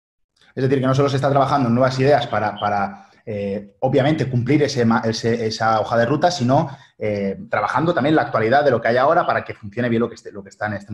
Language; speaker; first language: Spanish; native; Spanish